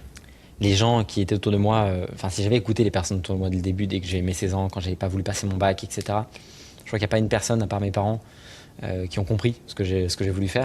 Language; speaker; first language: French; native; French